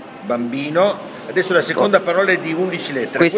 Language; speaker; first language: Italian; native; Italian